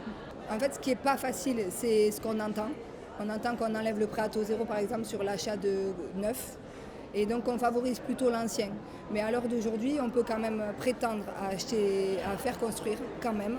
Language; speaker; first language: French; native; French